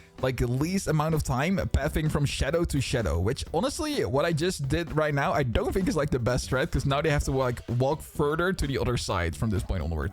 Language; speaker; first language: English; non-native, fluent; Dutch